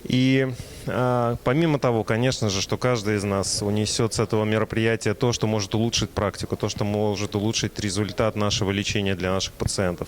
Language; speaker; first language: Russian; native; Russian